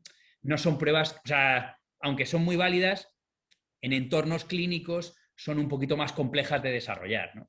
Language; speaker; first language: Spanish; native; Spanish